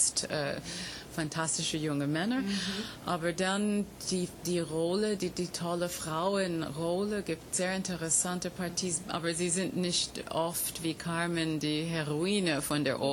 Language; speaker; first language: German; non-native, fluent; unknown